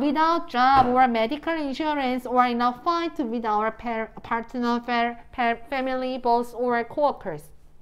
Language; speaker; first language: English; non-native, fluent; Korean